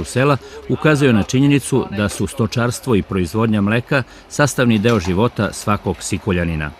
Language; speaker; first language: Serbian; native; Serbian